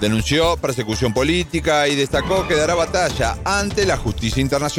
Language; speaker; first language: Spanish; native; Spanish